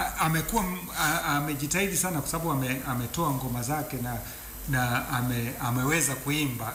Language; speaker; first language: Swahili; non-native, fluent; Danish